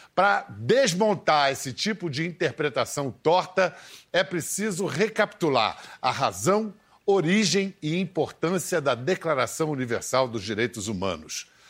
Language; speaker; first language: Portuguese; native; Portuguese